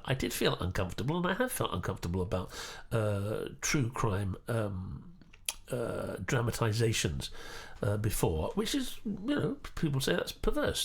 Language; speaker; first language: English; native; English